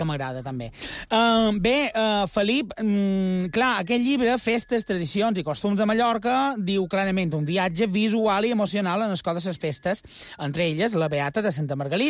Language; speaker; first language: Catalan; native; Catalan